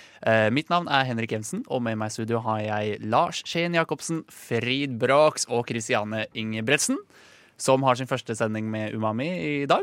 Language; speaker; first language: Norwegian; native; Norwegian